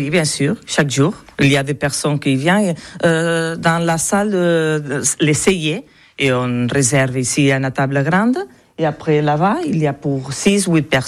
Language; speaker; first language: French; non-native, learner; Catalan